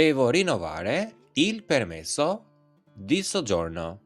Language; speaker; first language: Italian; non-native, fluent; Albanian